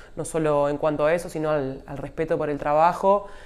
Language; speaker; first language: Spanish; native; Spanish